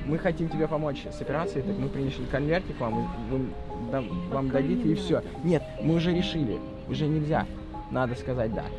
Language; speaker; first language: Russian; early bilingual, other home language; English